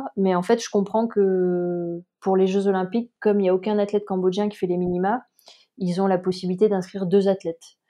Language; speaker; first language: French; native; French